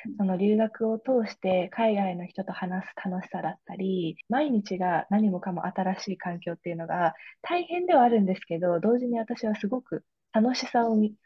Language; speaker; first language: Japanese; native; Japanese